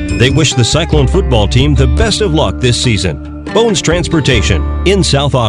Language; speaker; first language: English; native; English